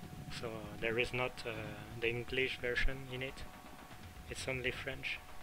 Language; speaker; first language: English; non-native, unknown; French